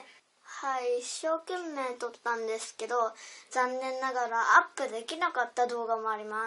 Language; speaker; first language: Japanese; early bilingual, other home language; Korean